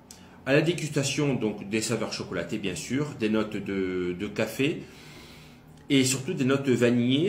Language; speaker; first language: French; native; French